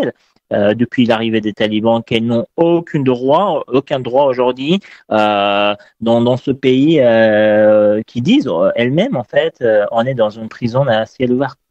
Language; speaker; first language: French; non-native, fluent; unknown